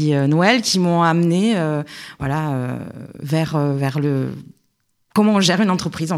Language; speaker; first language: French; native; French